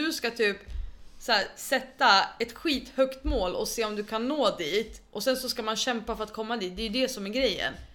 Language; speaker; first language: Swedish; early bilingual, other home language; Arabic